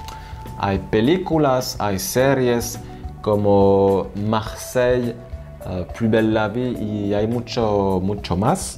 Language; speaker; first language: Spanish; non-native, fluent; French